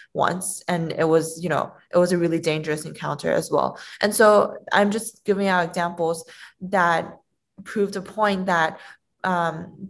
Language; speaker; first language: English; non-native, fluent; Chinese